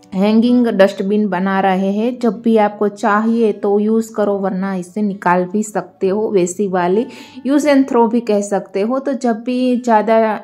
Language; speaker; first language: Hindi; non-native, local second language; Gujarati